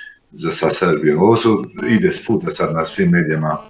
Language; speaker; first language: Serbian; non-native, local second language; Albanian